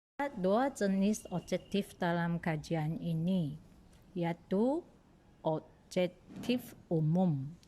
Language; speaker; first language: Malay; non-native, local second language; Chinese